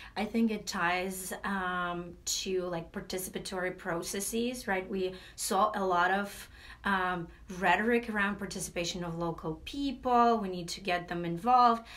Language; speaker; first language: English; non-native, fluent; Latvian